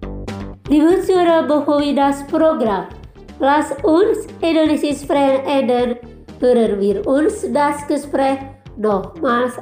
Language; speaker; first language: German; non-native, fluent; Indonesian